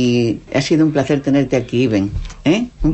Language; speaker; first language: Spanish; native; Spanish